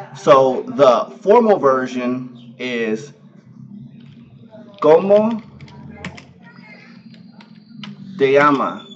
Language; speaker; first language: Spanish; non-native, fluent; English